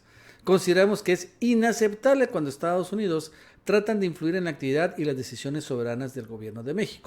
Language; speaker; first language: Spanish; native; Spanish